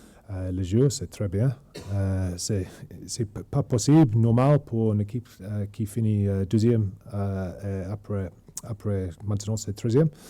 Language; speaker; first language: French; non-native, learner; English